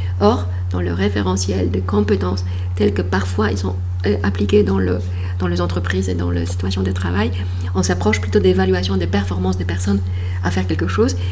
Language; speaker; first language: French; non-native, fluent; Polish